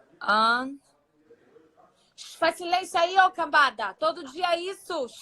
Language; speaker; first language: Portuguese; native; Portuguese